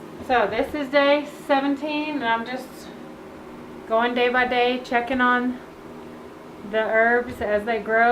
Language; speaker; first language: English; native; English